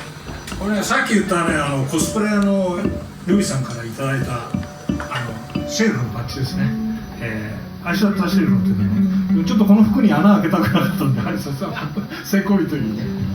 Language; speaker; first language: Japanese; native; Japanese